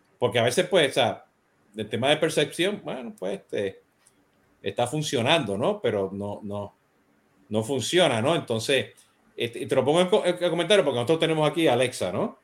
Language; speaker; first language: Spanish; native; Spanish